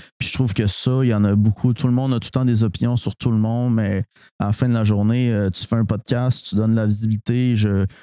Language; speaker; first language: French; native; French